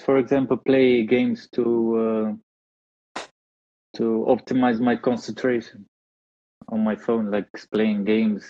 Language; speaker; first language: English; non-native, fluent; Dutch